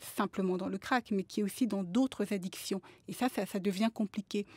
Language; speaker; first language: French; native; French